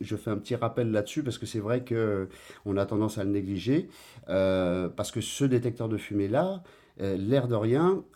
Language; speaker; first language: French; native; French